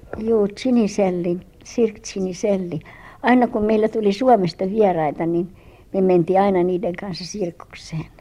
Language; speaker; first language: Finnish; early bilingual, heritage; Finnish